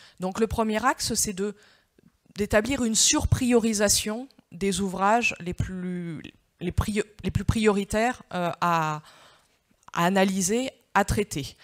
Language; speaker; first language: French; native; French